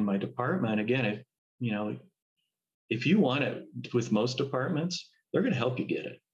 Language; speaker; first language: English; native; English